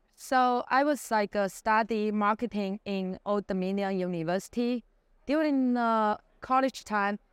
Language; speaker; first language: English; non-native, fluent; Chinese